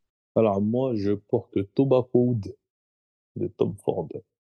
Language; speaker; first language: French; native; French